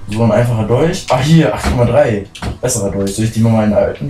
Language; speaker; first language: German; native; German